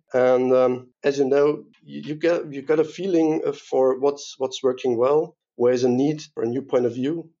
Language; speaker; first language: English; non-native, fluent; German